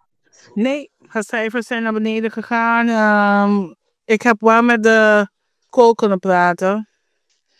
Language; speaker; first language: Dutch; non-native, fluent; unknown